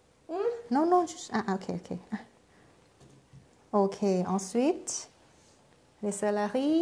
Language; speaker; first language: French; non-native, learner; Thai